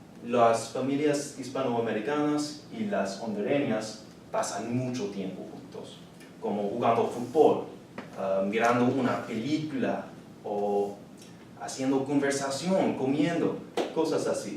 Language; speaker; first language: Spanish; non-native, learner; English